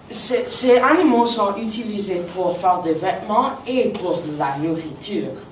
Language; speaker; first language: French; non-native, local second language; English